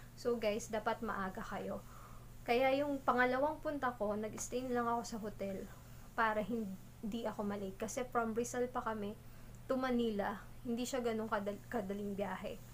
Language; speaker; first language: Filipino; native; Filipino